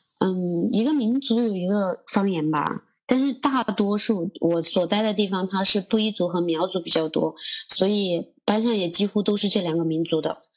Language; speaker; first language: Chinese; native; Chinese